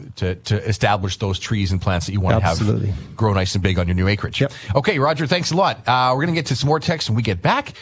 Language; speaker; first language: English; native; English